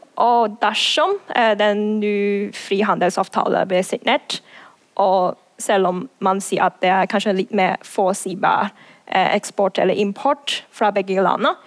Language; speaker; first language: Norwegian; non-native, fluent; Cantonese